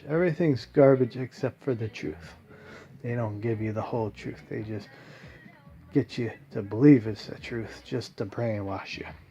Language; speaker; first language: English; native; English